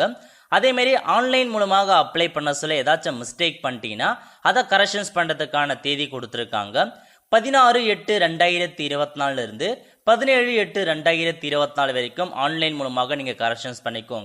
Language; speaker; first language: Tamil; native; Tamil